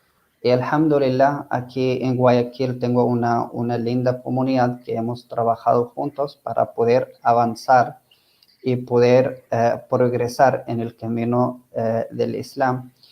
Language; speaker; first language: Spanish; non-native, fluent; Arabic